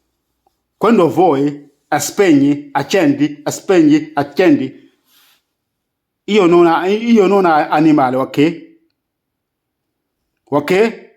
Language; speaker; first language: Italian; non-native, learner; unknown